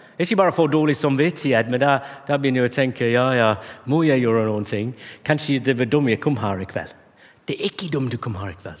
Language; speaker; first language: Norwegian; non-native, fluent; English